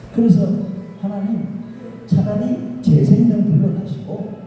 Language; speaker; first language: Korean; native; Korean